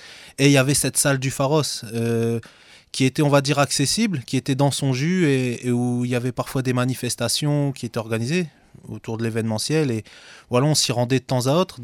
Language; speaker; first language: French; native; French